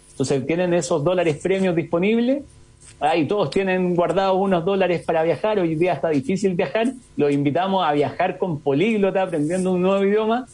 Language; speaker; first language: Spanish; native; Spanish